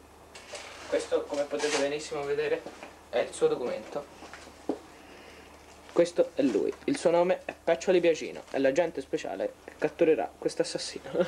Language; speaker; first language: Italian; native; Italian